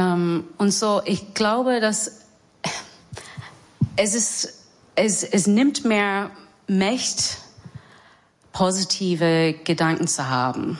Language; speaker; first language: German; non-native, fluent; English